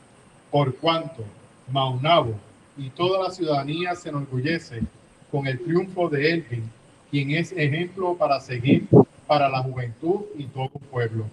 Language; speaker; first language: Spanish; native; Spanish